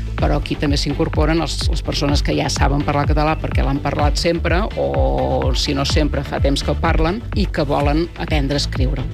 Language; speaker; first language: Catalan; native; Catalan